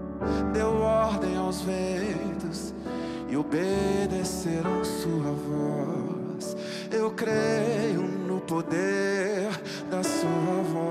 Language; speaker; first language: Portuguese; native; Portuguese